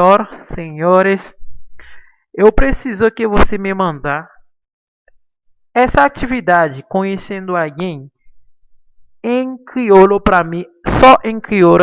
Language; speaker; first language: Portuguese; non-native, fluent; Haitian Creole